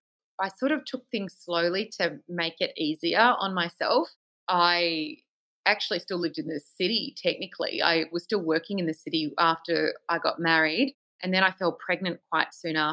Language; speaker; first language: English; native; English